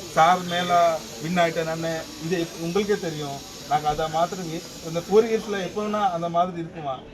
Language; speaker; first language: Tamil; non-native, local second language; Telugu